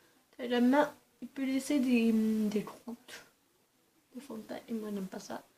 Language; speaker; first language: French; early bilingual, other home language; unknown